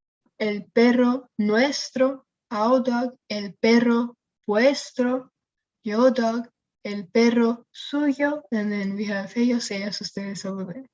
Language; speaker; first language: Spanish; non-native, fluent; English